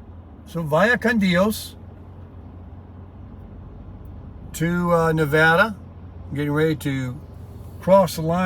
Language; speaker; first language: English; native; English